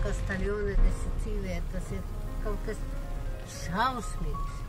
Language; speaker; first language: Latvian; non-native, local second language; Russian